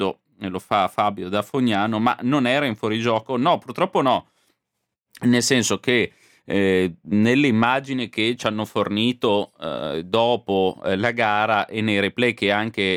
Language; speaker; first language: Italian; native; Italian